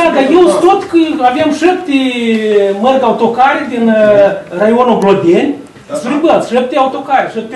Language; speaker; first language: Romanian; native; Romanian